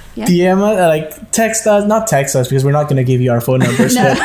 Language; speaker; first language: English; non-native, fluent; Swedish